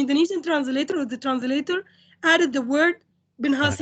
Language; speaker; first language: English; non-native, fluent; Indonesian